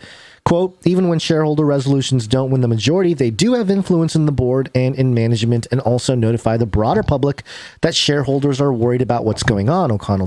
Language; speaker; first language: English; native; English